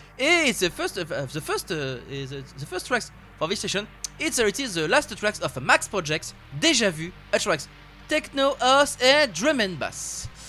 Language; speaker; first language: English; non-native, learner; French